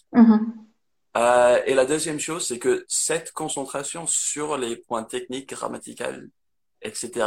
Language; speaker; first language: French; non-native, fluent; English